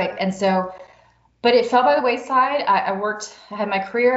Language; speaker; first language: English; native; English